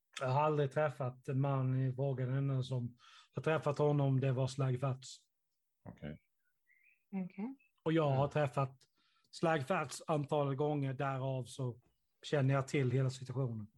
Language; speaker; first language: Swedish; native; Swedish